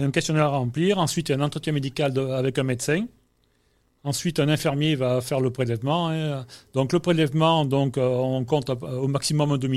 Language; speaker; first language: French; native; French